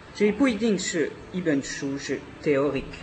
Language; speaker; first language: Chinese; non-native, learner; French